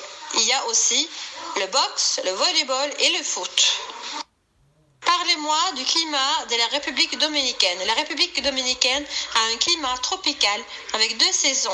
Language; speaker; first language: French; non-native, learner; Swedish